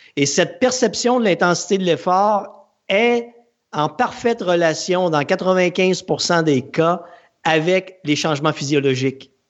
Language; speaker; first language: French; native; French